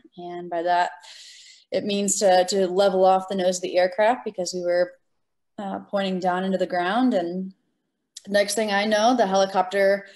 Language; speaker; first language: English; native; English